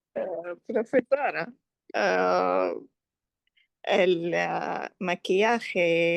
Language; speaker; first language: Spanish; non-native, learner; English